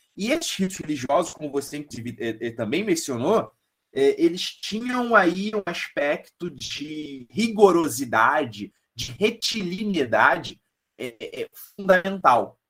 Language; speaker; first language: Portuguese; native; Portuguese